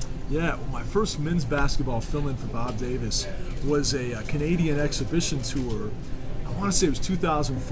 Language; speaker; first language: English; native; English